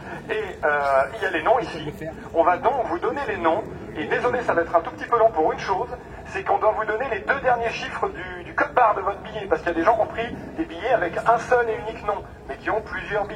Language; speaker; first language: French; native; French